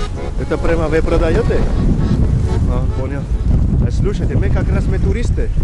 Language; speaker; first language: Russian; non-native, fluent; Spanish